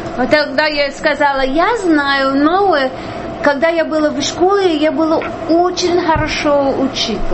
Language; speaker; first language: Russian; non-native, learner; English